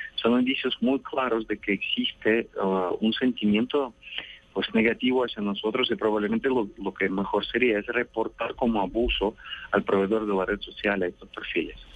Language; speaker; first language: Spanish; non-native, fluent; Russian